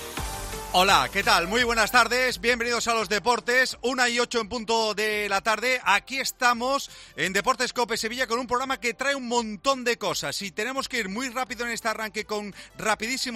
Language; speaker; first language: Spanish; native; Spanish